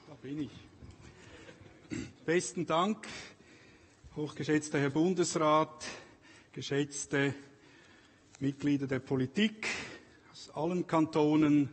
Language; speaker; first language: German; native; German